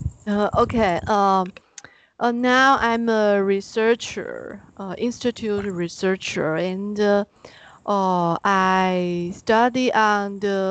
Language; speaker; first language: English; non-native, learner; Chinese